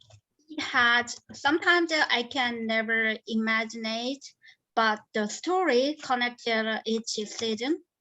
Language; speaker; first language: English; non-native, fluent; Korean